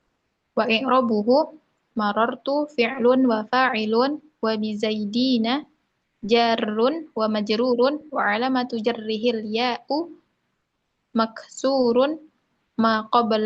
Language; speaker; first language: Arabic; non-native, learner; Indonesian